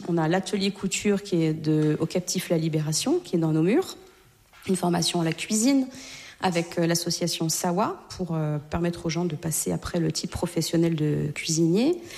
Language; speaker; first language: French; native; French